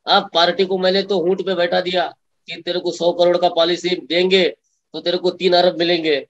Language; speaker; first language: Hindi; non-native, local second language; Marathi